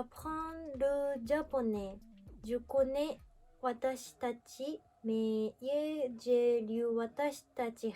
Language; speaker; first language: French; non-native, learner; Japanese